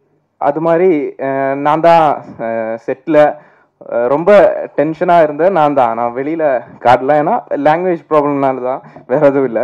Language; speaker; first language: Tamil; non-native, local second language; Malayalam